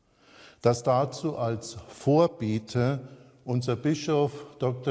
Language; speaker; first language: German; native; German